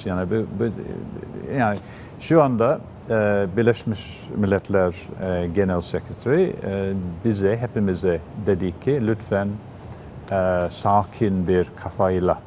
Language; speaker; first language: Turkish; non-native, fluent; English